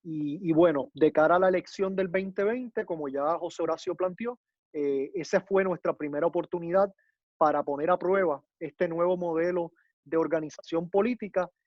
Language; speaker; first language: Spanish; native; Spanish